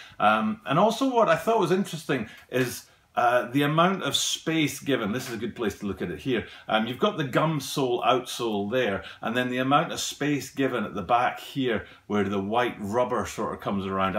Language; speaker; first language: English; native; English